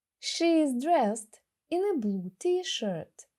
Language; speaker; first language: English; non-native, fluent; Ukrainian